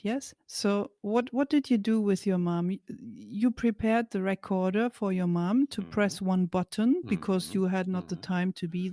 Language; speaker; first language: English; non-native, fluent; German